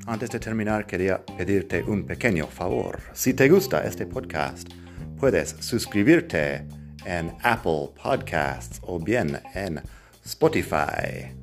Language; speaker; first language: Spanish; non-native, fluent; English